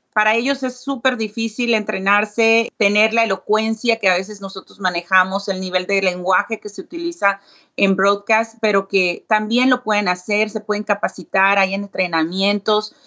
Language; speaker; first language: Spanish; native; Spanish